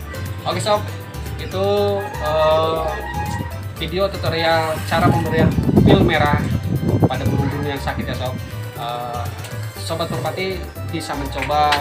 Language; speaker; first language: Indonesian; native; Indonesian